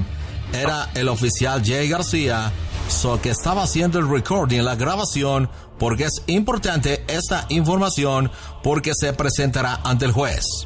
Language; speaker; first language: Spanish; non-native, fluent; English